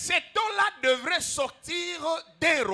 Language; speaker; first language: French; non-native, local second language; Lingala